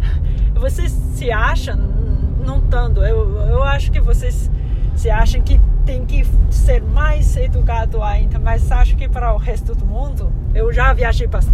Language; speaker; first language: Portuguese; non-native, fluent; Chinese